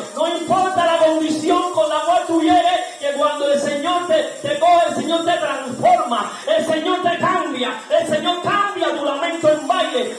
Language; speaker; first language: Spanish; native; Spanish